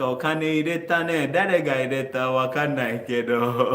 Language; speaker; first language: Japanese; non-native, learner; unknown